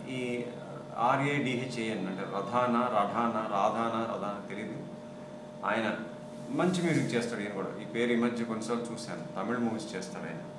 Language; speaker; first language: Telugu; non-native, local second language; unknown